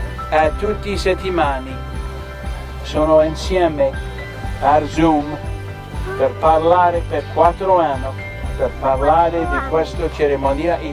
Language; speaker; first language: Italian; non-native, learner; English